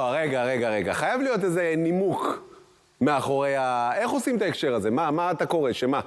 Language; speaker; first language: Hebrew; native; Hebrew